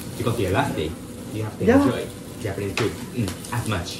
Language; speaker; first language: English; non-native, learner; Japanese